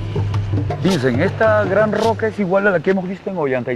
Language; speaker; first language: Spanish; native; Spanish